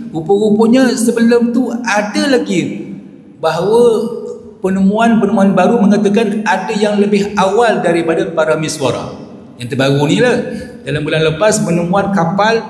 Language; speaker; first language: Malay; native; Malay